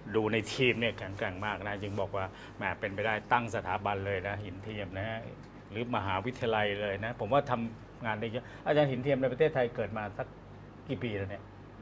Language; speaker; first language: Thai; native; Thai